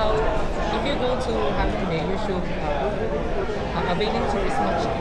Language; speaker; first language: English; non-native, learner; Filipino